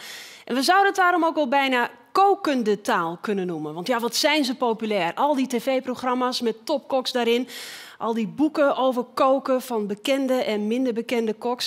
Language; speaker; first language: Dutch; native; Dutch